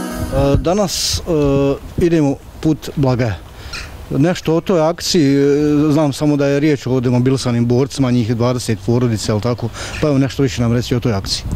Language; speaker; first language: Croatian; native; Croatian